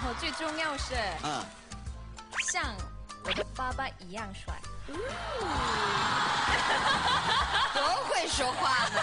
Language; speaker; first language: Chinese; non-native, learner; Korean